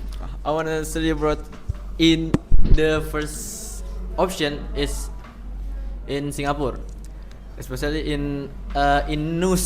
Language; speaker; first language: English; non-native, learner; Indonesian